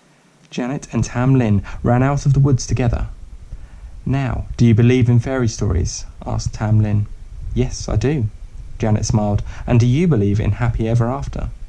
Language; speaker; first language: English; native; English